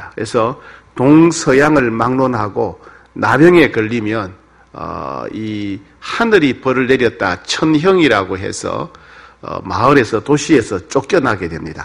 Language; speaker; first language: Korean; native; Korean